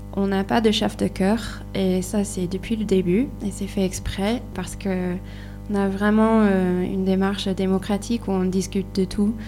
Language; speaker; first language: French; non-native, fluent; English